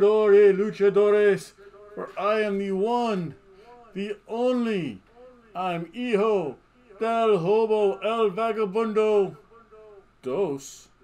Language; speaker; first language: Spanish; non-native, learner; English